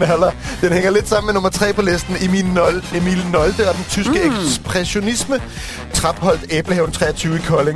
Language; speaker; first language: Danish; native; Danish